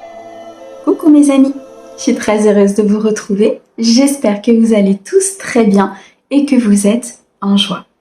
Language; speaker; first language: French; native; French